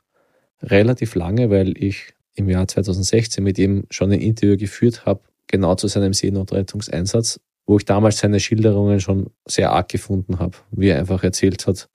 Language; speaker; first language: German; native; German